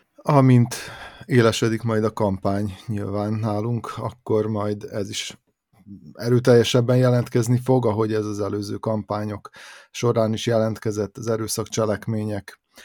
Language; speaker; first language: Hungarian; native; Hungarian